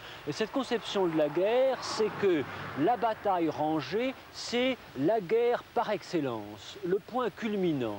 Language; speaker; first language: French; native; French